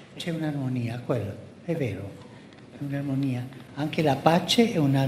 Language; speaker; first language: Italian; non-native, fluent; Spanish